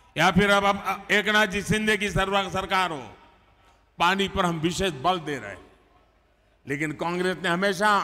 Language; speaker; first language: Hindi; non-native, local second language; Gujarati